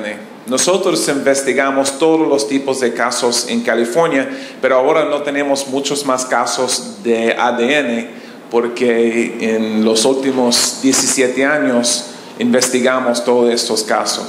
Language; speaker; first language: Spanish; non-native, learner; English